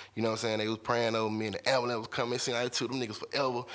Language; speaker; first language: English; native; English